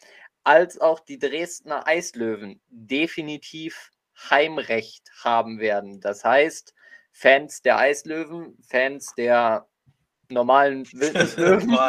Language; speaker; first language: German; native; German